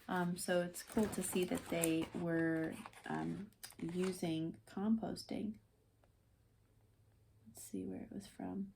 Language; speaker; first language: English; native; English